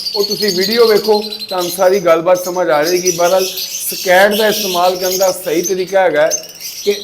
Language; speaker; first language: Urdu; non-native, local second language; Punjabi